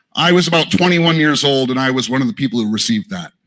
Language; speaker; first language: English; native; English